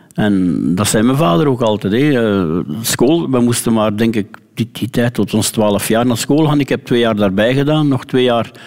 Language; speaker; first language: Dutch; native; Dutch